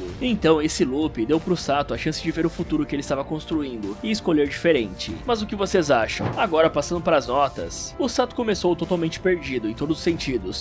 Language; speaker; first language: Portuguese; native; Portuguese